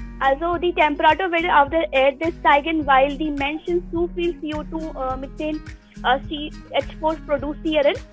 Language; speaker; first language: German; non-native, learner; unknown